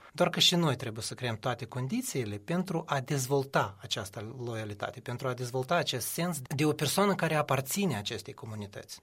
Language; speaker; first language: Romanian; non-native, local second language; Russian